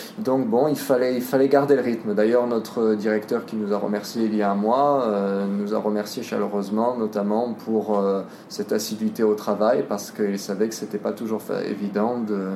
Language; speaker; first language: French; native; French